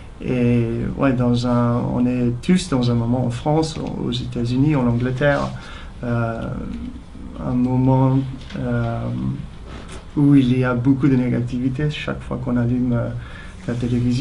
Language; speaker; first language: French; non-native, fluent; English